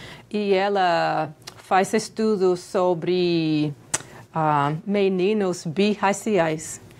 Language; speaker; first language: Portuguese; non-native, fluent; English